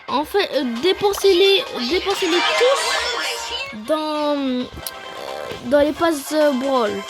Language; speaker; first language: French; native; French